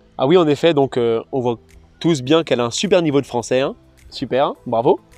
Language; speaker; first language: French; native; French